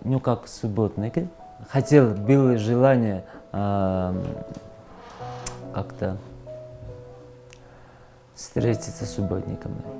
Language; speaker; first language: Russian; non-native, fluent; Georgian